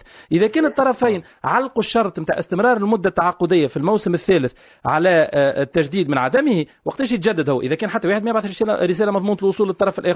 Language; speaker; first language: Arabic; native; Arabic